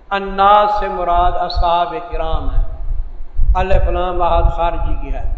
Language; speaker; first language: Urdu; non-native, local second language; Saraiki